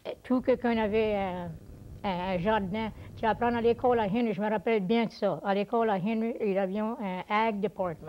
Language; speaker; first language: French; early bilingual, heritage; French